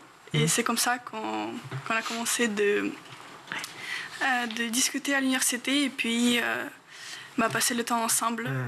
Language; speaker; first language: French; non-native, fluent; Ukrainian